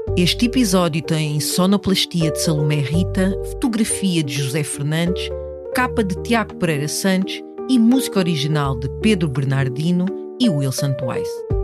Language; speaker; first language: Portuguese; native; Portuguese